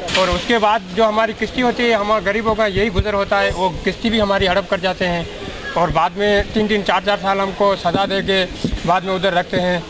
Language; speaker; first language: Urdu; non-native, local second language; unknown